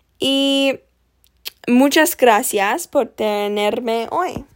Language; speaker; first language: Spanish; non-native, learner; English